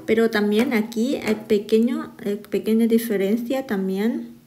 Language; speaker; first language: Spanish; non-native, fluent; Thai